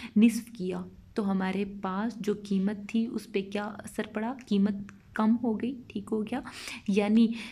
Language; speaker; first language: Urdu; non-native, local second language; Punjabi